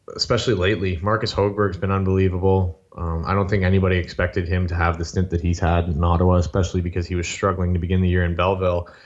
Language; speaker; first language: English; native; English